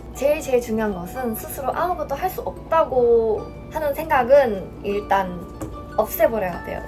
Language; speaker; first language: Korean; non-native, fluent; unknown